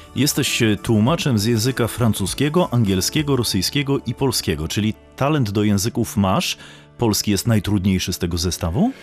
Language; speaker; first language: Polish; native; Polish